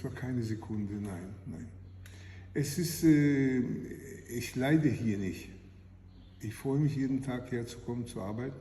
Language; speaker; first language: German; non-native, fluent; Hebrew